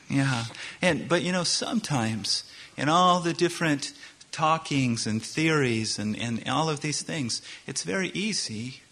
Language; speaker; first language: English; native; English